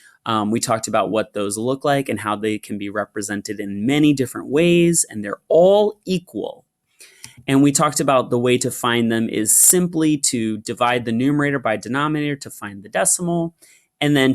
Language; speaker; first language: English; native; English